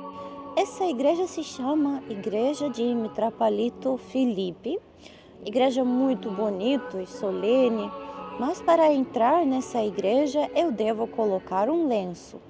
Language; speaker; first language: Portuguese; non-native, fluent; Armenian